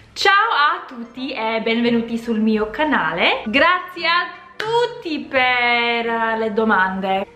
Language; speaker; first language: Italian; non-native, fluent; English